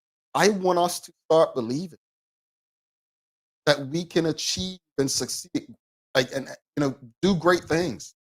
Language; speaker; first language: English; native; English